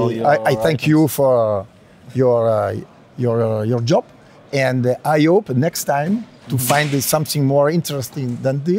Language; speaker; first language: English; non-native, learner; Italian